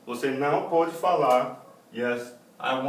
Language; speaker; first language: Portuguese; non-native, fluent; English